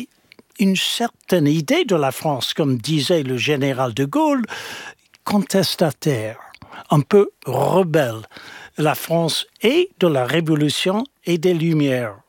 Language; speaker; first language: French; non-native, fluent; English